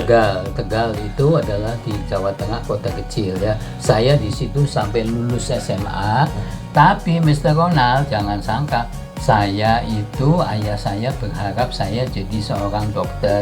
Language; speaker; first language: Indonesian; non-native, local second language; Dutch